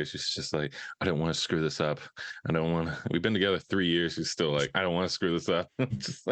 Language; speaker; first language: English; native; English